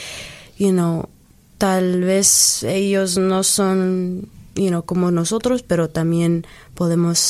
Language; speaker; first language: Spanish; early bilingual, heritage; English